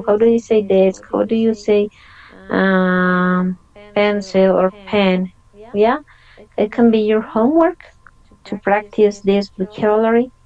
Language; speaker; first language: English; non-native, fluent; Spanish